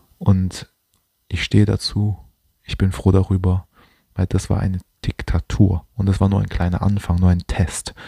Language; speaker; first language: German; non-native, fluent; Chinese